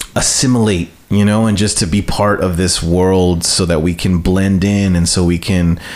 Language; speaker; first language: English; native; English